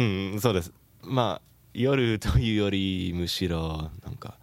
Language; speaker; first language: Japanese; non-native, learner; English